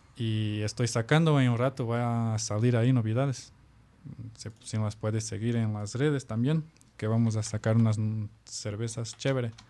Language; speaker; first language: Spanish; non-native, fluent; Portuguese